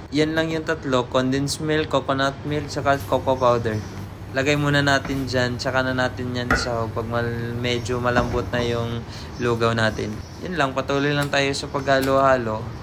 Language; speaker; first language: Filipino; non-native, local second language; Cebuano